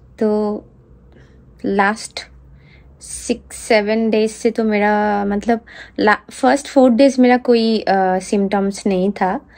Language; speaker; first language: Hindi; non-native, local second language; Bangla